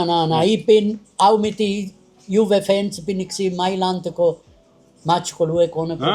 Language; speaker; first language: German; non-native, learner; Italian